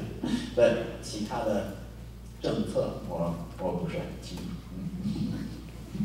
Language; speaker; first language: Chinese; non-native, fluent; English